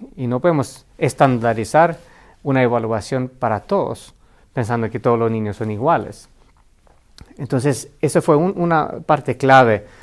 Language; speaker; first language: Spanish; non-native, fluent; Finnish